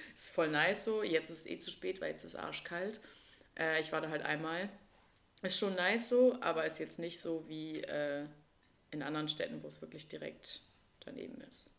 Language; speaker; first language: German; native; German